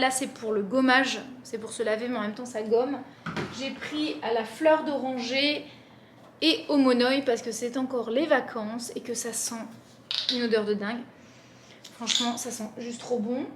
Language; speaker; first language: French; native; French